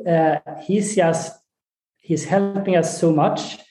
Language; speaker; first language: English; non-native, fluent; Swedish